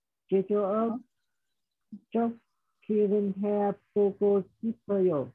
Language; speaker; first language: Korean; non-native, learner; Vietnamese